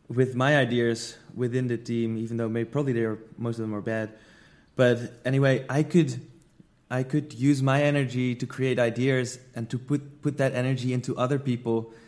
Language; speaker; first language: English; non-native, fluent; Dutch